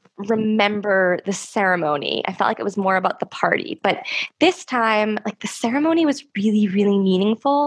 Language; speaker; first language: English; native; English